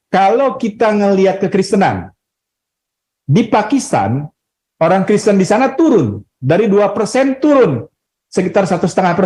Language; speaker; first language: Indonesian; native; Indonesian